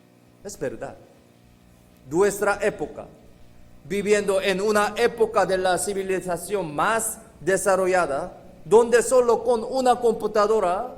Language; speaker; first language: Spanish; non-native, fluent; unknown